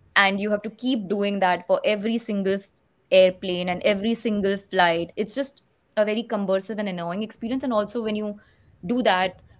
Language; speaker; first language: English; non-native, local second language; Hindi